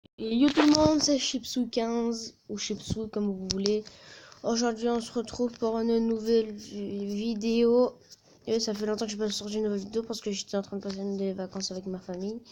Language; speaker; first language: French; native; French